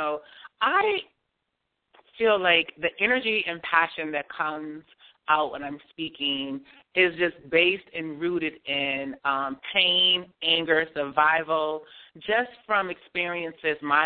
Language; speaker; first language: English; native; English